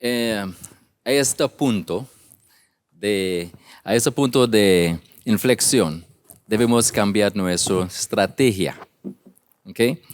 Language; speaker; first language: Spanish; non-native, learner; English